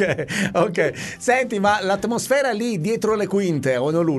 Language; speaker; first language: Italian; native; Italian